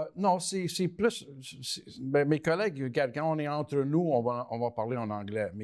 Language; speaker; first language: French; early bilingual, other home language; Italian